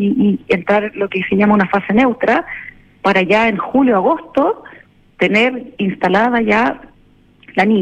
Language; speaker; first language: Spanish; native; Spanish